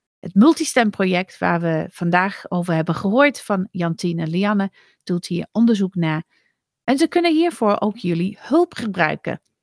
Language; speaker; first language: Dutch; non-native, fluent; English